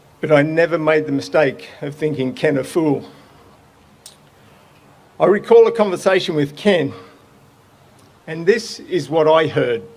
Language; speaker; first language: English; native; English